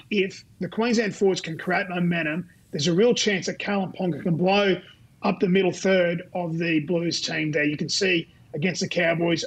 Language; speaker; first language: English; native; English